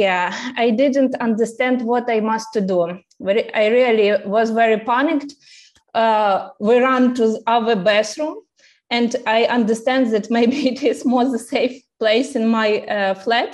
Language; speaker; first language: English; non-native, fluent; Ukrainian